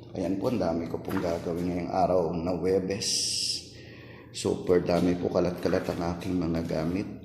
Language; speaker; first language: Filipino; native; Filipino